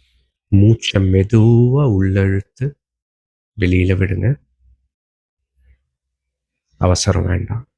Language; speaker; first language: Tamil; native; Tamil